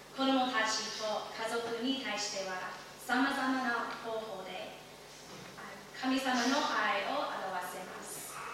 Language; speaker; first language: Japanese; non-native, fluent; English